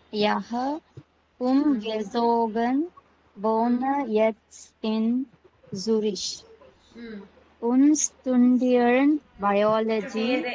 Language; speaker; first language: German; non-native, learner; Tamil